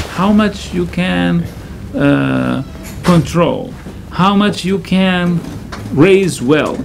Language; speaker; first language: English; non-native, fluent; Arabic